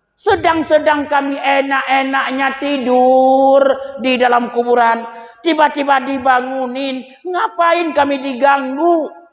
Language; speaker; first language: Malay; non-native, local second language; Achinese